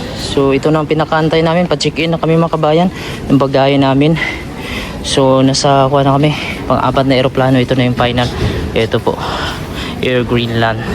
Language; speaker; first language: Filipino; non-native, local second language; Cebuano